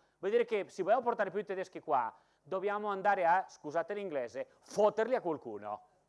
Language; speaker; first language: Italian; non-native, fluent; Catalan